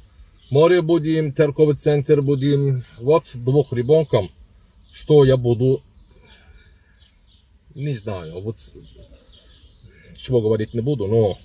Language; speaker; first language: Russian; non-native, learner; Turkish